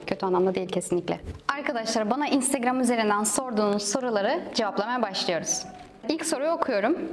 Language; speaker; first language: Turkish; non-native, fluent; Russian